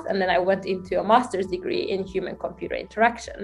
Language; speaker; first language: English; non-native, fluent; Hungarian